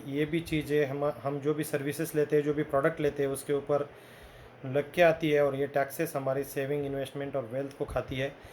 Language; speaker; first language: Hindi; non-native, local second language; Marathi